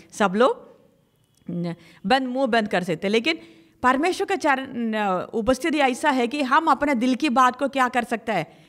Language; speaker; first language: Hindi; non-native, local second language; Malayalam